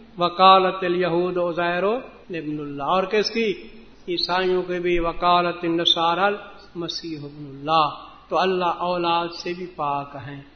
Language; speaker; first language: Urdu; non-native, local second language; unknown